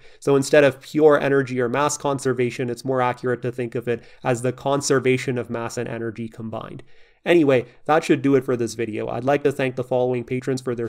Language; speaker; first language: English; native; English